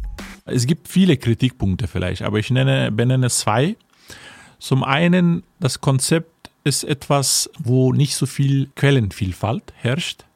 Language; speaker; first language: German; non-native, fluent; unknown